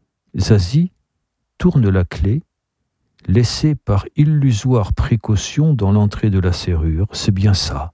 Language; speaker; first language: French; native; French